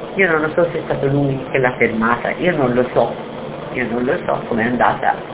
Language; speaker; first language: Italian; native; Italian